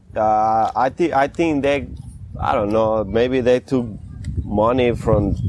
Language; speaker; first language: English; early bilingual, other home language; Spanish